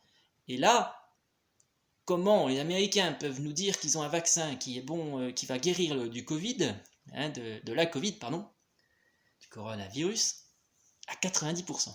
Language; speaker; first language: French; native; French